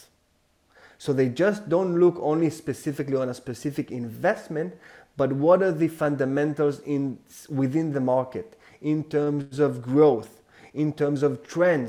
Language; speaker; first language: English; non-native, fluent; Hebrew